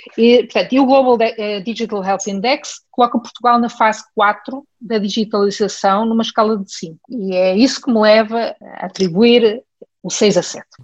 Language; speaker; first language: Portuguese; early bilingual, heritage; Portuguese